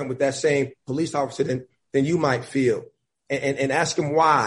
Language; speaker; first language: English; native; English